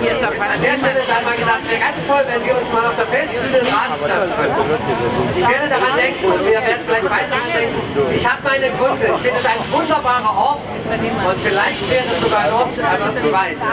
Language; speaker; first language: German; native; German